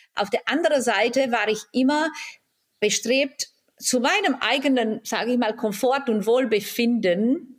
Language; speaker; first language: German; non-native, fluent; Romanian